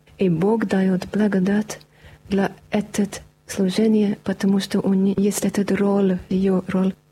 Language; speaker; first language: Russian; non-native, fluent; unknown